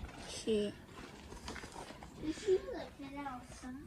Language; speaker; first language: Italian; early bilingual, other home language; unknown